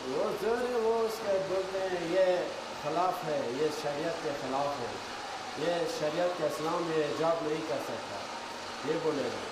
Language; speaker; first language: Hindi; non-native, learner; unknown